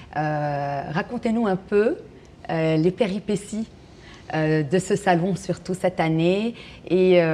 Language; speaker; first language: French; non-native, local second language; Arabic